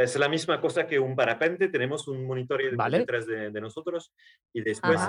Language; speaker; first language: Spanish; non-native, learner; French